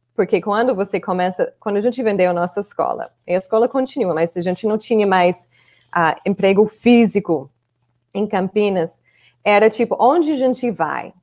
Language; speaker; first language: Portuguese; non-native, fluent; English